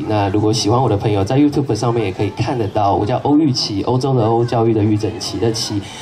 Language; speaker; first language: Chinese; native; Chinese